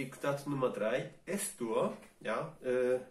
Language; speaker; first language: German; non-native, fluent; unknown